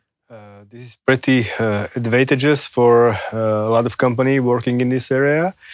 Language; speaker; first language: English; non-native, fluent; Slovak